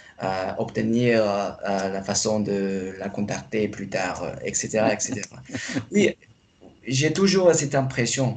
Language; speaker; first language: French; non-native, fluent; Chinese